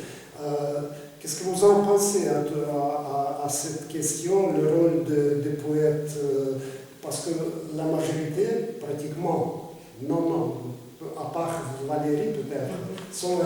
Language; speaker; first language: French; non-native, fluent; Russian